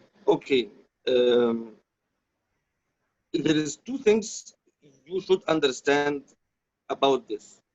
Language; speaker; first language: English; non-native, learner; Arabic